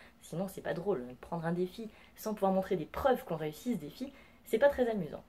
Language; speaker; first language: French; native; French